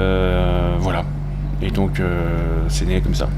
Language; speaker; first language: French; native; French